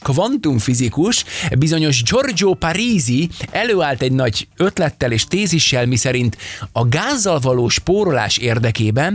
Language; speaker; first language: Hungarian; native; Hungarian